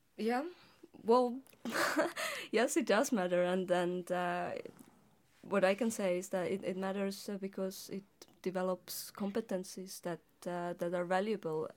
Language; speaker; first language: English; non-native, fluent; Estonian